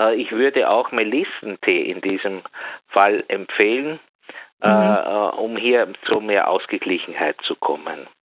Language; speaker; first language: German; native; German